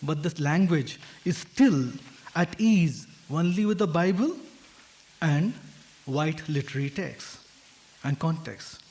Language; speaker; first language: English; non-native, local second language; Hindi